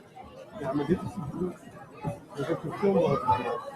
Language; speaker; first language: Dutch; non-native, learner; Indonesian